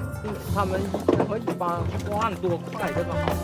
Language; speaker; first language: Chinese; non-native, local second language; Cantonese